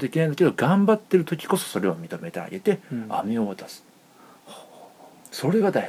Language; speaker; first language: Japanese; native; Japanese